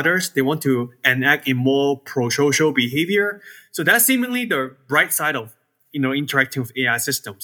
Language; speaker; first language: English; non-native, local second language; Cantonese